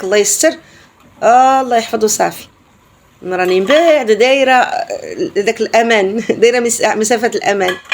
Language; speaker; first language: Arabic; native; Arabic